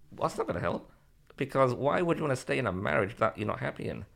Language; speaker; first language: English; native; English